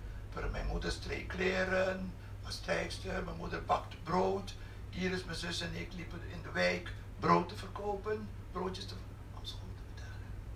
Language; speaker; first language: Dutch; non-native, local second language; Papiamento